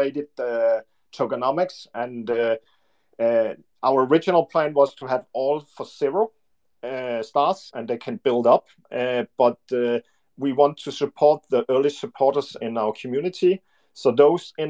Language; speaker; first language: English; non-native, fluent; Danish